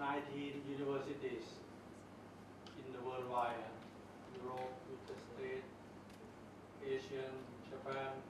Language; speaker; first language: English; non-native, learner; Thai